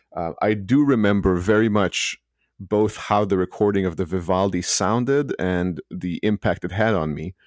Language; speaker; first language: English; early bilingual, other home language; Hebrew